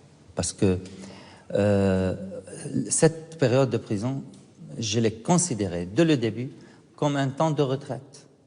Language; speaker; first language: French; non-native, fluent; Arabic